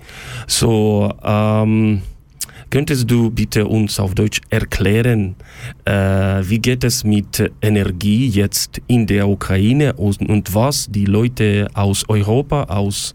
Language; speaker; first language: German; non-native, fluent; Ukrainian